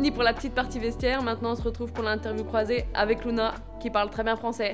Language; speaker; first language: French; native; French